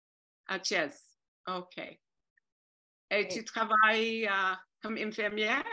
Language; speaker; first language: French; non-native, fluent; English